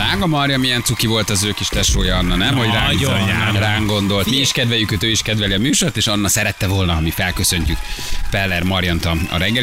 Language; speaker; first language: Hungarian; native; Hungarian